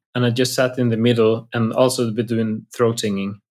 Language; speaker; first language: English; non-native, fluent; Swedish